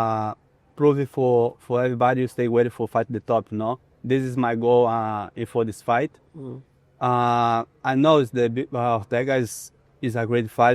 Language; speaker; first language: English; non-native, learner; Portuguese